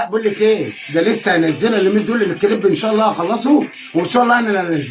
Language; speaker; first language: Arabic; native; Arabic